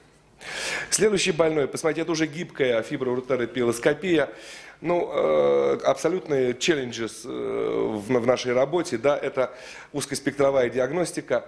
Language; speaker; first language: Russian; native; Russian